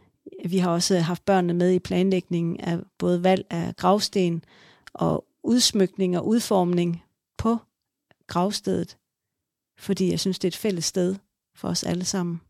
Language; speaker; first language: Danish; native; Danish